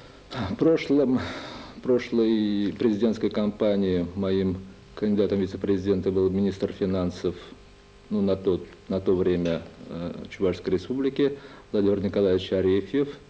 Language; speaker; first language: Russian; non-native, local second language; Chuvash